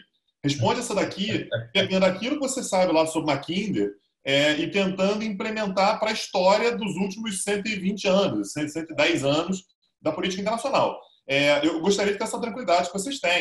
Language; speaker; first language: Portuguese; native; Portuguese